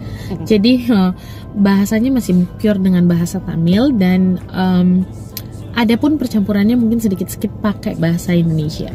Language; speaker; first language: Indonesian; non-native, local second language; Tamil